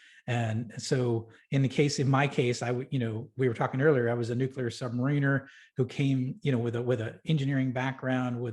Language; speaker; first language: English; native; English